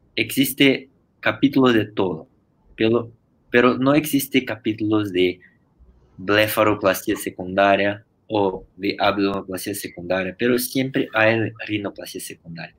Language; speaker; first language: Spanish; non-native, fluent; Portuguese